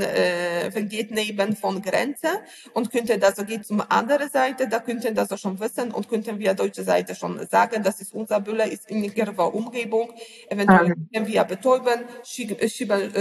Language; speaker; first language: German; non-native, learner; Polish